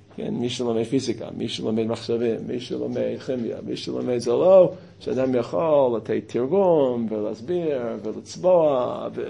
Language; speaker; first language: Hebrew; non-native, fluent; English